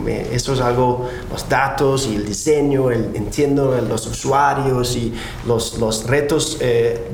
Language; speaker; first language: Spanish; non-native, fluent; Danish